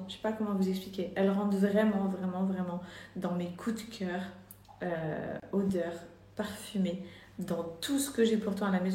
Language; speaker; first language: French; native; French